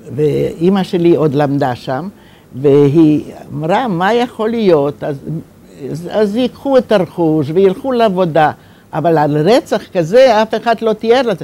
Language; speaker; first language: Hebrew; non-native, fluent; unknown